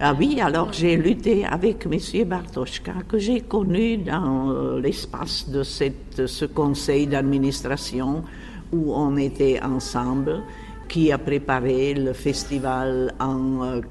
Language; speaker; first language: French; non-native, fluent; Czech